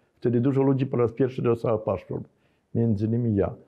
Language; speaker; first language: Polish; native; Polish